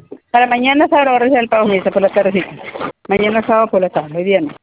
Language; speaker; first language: Spanish; native; Spanish